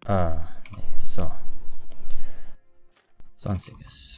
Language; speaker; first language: German; native; German